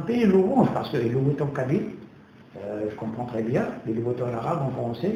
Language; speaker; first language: French; non-native, local second language; Kabyle